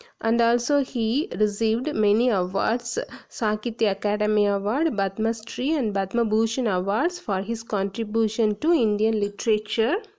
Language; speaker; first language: English; non-native, local second language; Tamil